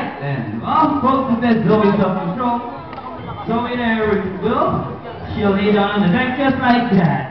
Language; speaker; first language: English; non-native, local second language; Filipino